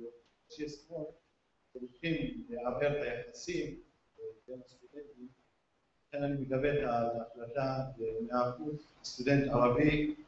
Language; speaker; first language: Hebrew; non-native, local second language; Arabic